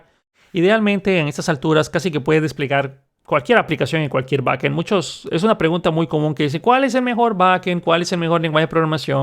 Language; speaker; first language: Spanish; native; Spanish